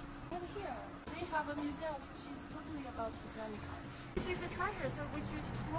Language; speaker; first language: English; non-native, learner; Chinese